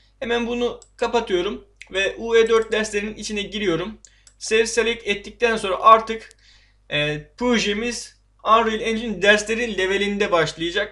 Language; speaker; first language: Turkish; native; Turkish